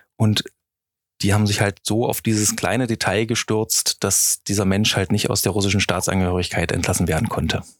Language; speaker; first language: German; native; German